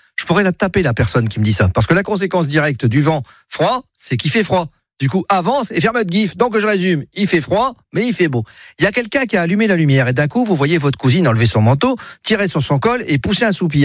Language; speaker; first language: French; native; French